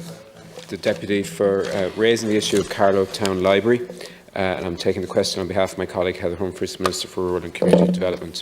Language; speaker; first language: English; native; English